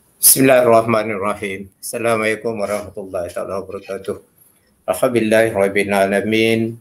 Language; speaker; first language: Malay; native; Malay